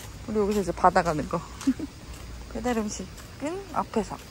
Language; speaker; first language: Korean; native; Korean